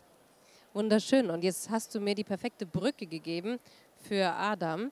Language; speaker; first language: German; native; German